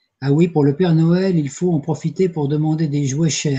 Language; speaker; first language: French; native; French